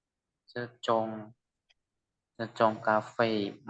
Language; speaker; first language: Chinese; non-native, learner; Indonesian